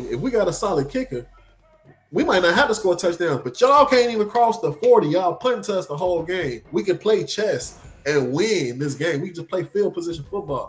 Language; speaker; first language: English; native; English